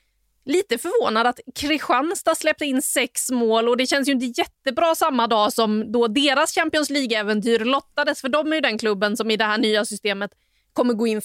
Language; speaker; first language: Swedish; native; Swedish